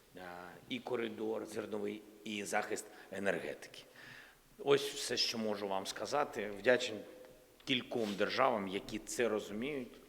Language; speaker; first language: Ukrainian; non-native, local second language; Russian